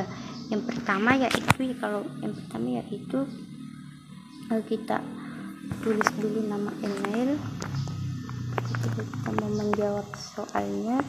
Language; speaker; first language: Indonesian; native; Indonesian